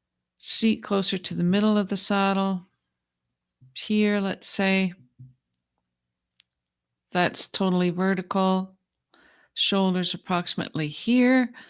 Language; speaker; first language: English; native; English